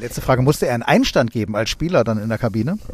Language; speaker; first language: German; native; German